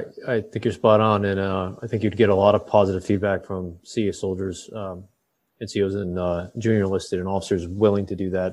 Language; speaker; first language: English; native; English